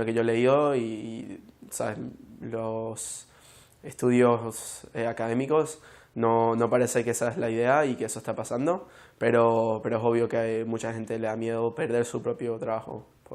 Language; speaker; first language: Spanish; early bilingual, heritage; Spanish